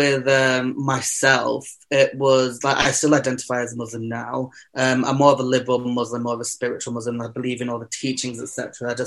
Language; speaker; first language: English; native; English